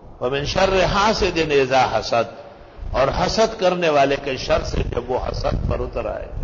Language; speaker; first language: Urdu; non-native, local second language; Pashto